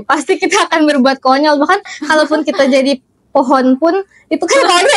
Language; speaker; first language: Indonesian; native; Indonesian